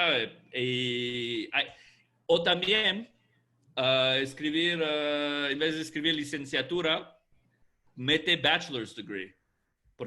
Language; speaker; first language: Spanish; non-native, fluent; English